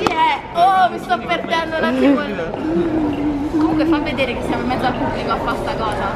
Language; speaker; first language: Italian; native; Italian